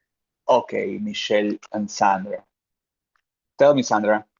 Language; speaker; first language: English; non-native, fluent; Spanish